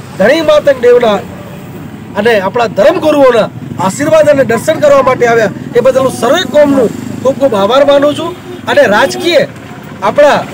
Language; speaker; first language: Gujarati; non-native, local second language; Kachhi